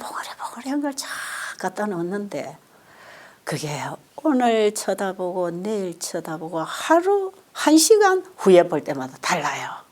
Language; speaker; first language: Korean; native; Korean